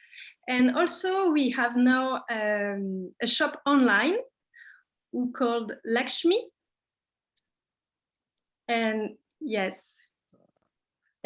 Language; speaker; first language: English; non-native, learner; French